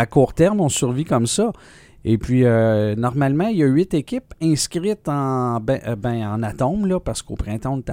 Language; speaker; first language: French; native; French